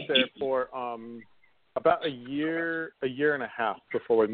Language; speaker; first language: English; native; English